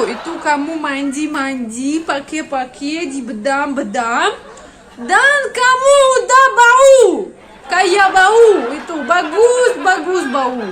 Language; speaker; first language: Indonesian; non-native, learner; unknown